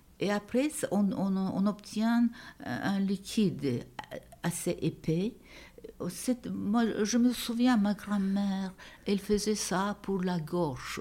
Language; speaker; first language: French; non-native, fluent; Turkish